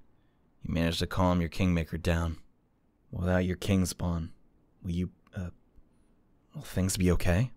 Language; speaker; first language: English; native; English